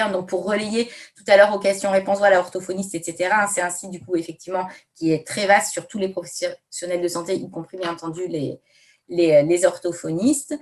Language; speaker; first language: French; native; French